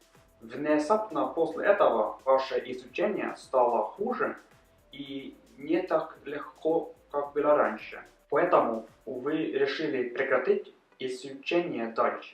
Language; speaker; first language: Russian; non-native, learner; Norwegian